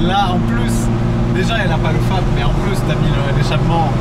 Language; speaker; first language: French; native; French